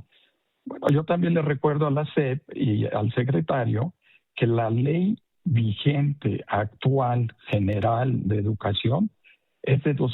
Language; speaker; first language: Spanish; native; Spanish